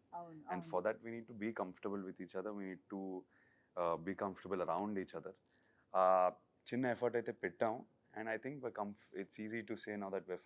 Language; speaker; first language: Telugu; native; Telugu